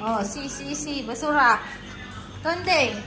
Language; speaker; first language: Spanish; non-native, learner; Filipino